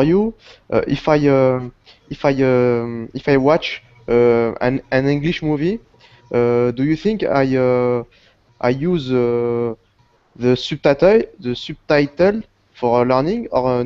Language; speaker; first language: English; non-native, learner; Portuguese